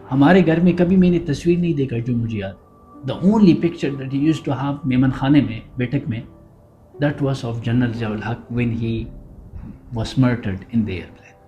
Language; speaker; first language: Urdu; early bilingual, other home language; Pashto